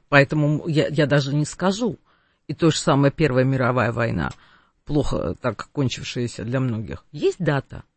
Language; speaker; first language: Russian; non-native, local second language; Armenian